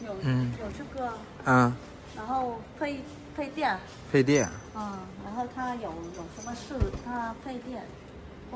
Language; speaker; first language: Chinese; non-native, learner; Vietnamese